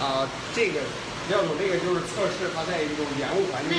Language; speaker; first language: Chinese; native; Chinese